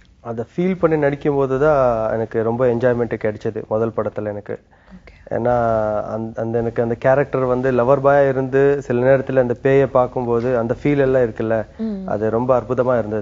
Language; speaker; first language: Tamil; native; Tamil